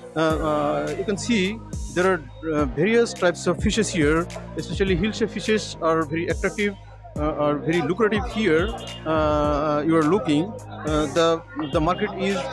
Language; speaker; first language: English; non-native, learner; Bangla